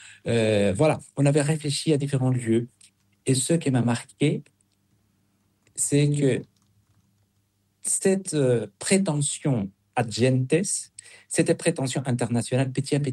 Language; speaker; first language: French; non-native, fluent; Spanish